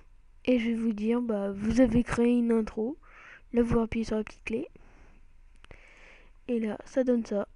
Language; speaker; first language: French; native; French